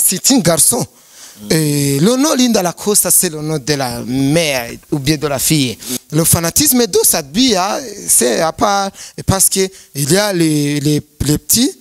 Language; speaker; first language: French; non-native, learner; Rundi